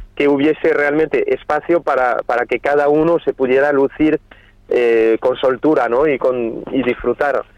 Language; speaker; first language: Spanish; non-native, fluent; French